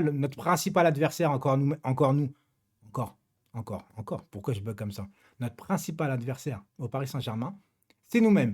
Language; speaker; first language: French; native; French